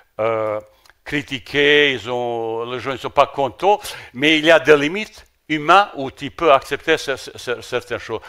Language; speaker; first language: French; non-native, fluent; Bosnian